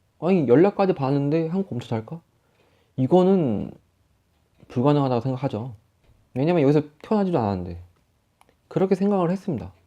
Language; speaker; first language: Korean; native; Korean